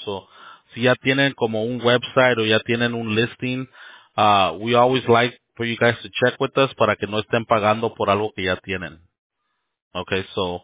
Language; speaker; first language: Spanish; early bilingual, heritage; Spanish